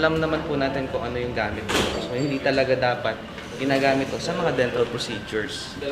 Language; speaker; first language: Filipino; native; Filipino